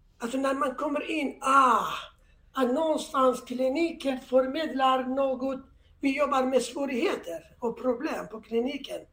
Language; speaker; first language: Swedish; non-native, fluent; Persian